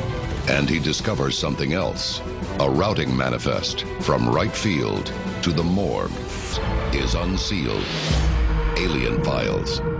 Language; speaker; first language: English; native; English